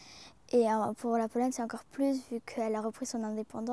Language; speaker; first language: French; early bilingual, other home language; Polish